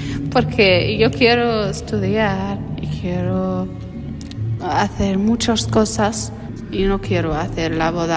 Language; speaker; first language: Spanish; non-native, learner; Arabic